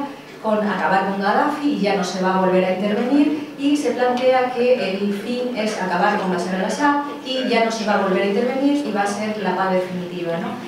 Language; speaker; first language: Spanish; native; Spanish